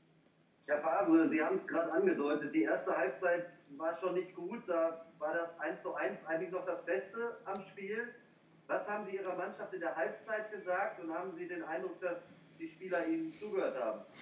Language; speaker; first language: German; native; German